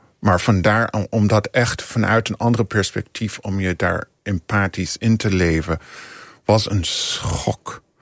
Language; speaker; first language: Dutch; non-native, fluent; English